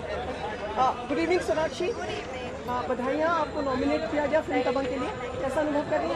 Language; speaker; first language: Hindi; native; Hindi